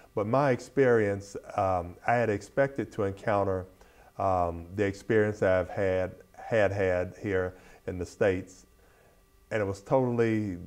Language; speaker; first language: English; native; English